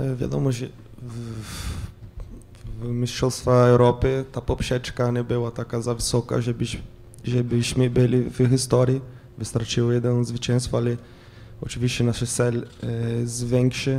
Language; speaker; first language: Polish; non-native, fluent; Portuguese